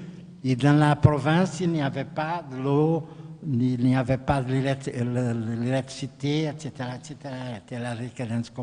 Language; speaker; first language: French; non-native, fluent; Portuguese